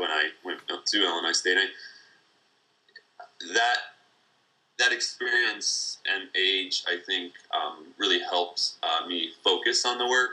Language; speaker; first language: English; native; English